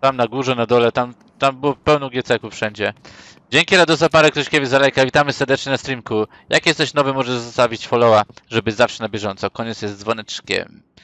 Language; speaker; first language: Polish; native; Polish